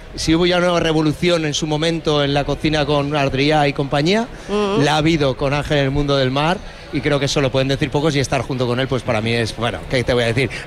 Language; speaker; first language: Spanish; native; Spanish